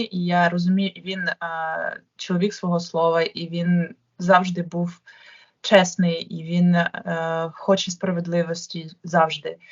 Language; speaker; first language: Ukrainian; non-native, local second language; Russian